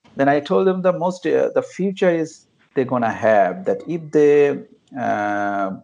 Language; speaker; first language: English; non-native, local second language; Bangla